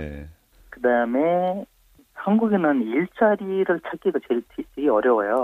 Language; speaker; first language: Korean; non-native, fluent; Nepali